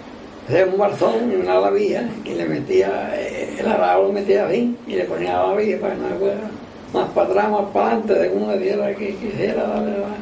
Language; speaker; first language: Spanish; native; Spanish